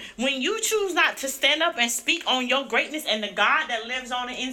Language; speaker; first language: English; native; English